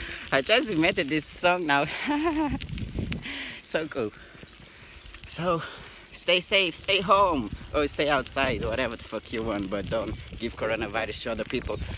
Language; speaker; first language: English; non-native, fluent; Portuguese